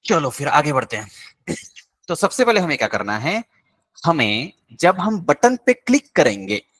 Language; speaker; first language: Hindi; non-native, local second language; Marathi